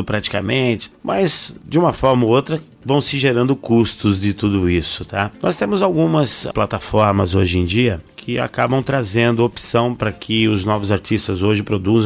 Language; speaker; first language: Portuguese; native; Portuguese